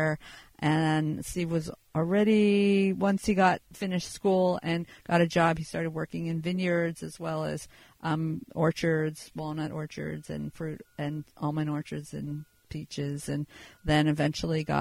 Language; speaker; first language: English; native; English